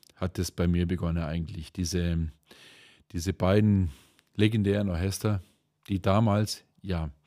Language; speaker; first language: German; native; German